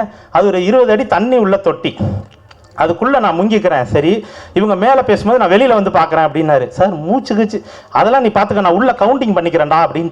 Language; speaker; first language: Tamil; native; Tamil